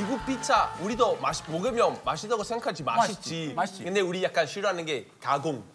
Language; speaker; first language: Korean; non-native, fluent; Italian